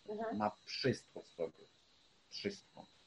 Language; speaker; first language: Polish; non-native, fluent; Ukrainian